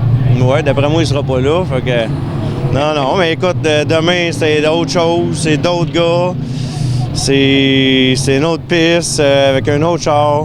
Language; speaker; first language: French; native; French